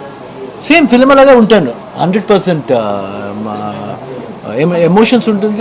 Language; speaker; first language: Telugu; non-native, learner; Kannada